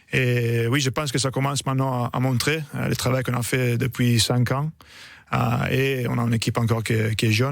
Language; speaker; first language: French; non-native, fluent; Italian